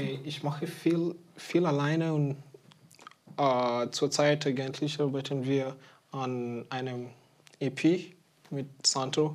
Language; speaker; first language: German; non-native, fluent; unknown